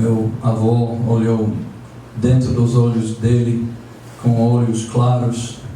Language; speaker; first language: Portuguese; non-native, fluent; English